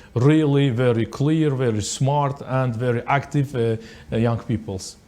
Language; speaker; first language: English; non-native, learner; Azerbaijani